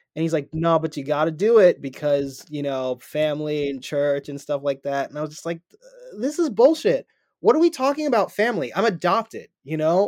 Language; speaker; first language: English; native; English